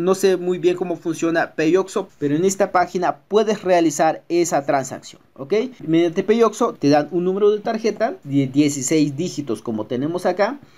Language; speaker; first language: Spanish; native; Spanish